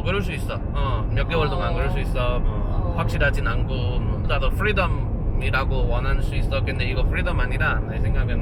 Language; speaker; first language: Korean; non-native, learner; Spanish